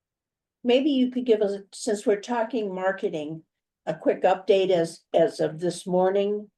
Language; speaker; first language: English; native; English